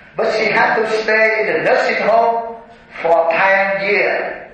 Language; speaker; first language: English; non-native, learner; Vietnamese